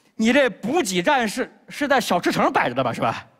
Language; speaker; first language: Chinese; native; Chinese